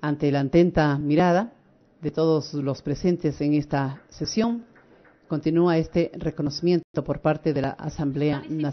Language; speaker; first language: Spanish; native; Spanish